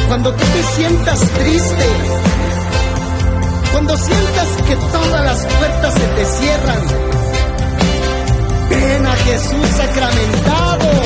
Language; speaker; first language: Spanish; non-native, local second language; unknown